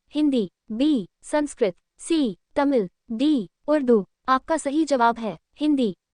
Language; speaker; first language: Hindi; native; Hindi